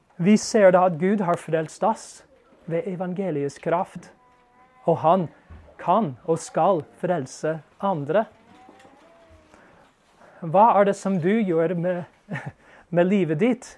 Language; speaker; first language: Norwegian; non-native, fluent; English